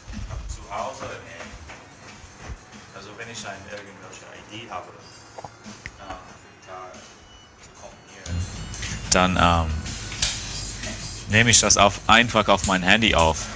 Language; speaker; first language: German; non-native, fluent; English